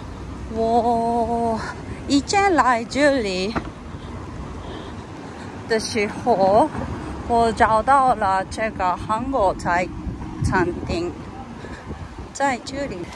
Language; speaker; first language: Chinese; non-native, learner; Japanese